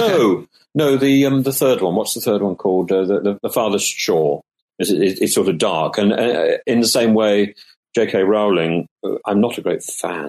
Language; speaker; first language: English; native; English